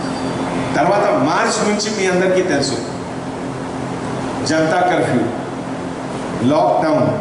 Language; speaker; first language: Telugu; non-native, fluent; Hindi